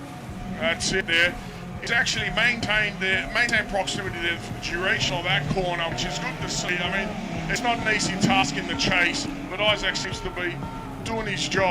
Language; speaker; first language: English; native; English